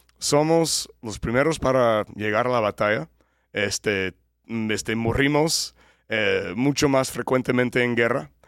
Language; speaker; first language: Spanish; non-native, fluent; English